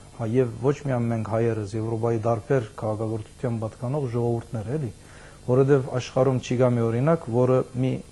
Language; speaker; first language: Armenian; early bilingual, heritage; Armenian